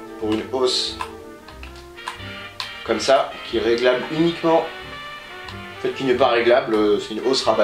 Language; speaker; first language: French; native; French